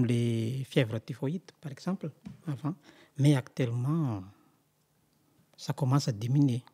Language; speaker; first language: French; non-native, local second language; Malagasy